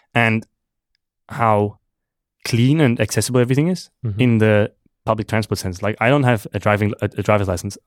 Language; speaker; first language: English; non-native, fluent; German